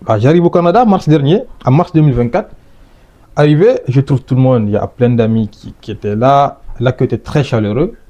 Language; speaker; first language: French; non-native, local second language; Fula